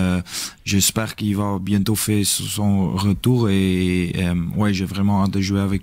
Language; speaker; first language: French; non-native, learner; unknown